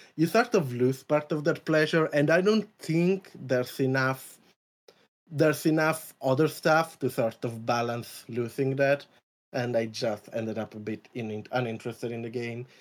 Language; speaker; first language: English; non-native, fluent; Italian